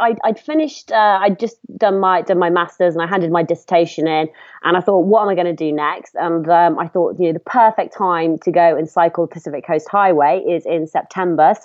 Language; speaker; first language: English; native; English